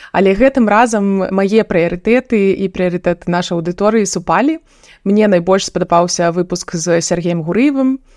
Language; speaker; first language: Belarusian; non-native, local second language; Russian